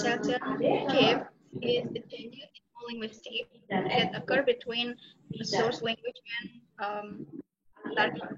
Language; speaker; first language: English; non-native, local second language; Indonesian